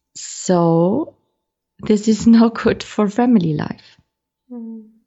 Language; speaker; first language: English; non-native, fluent; German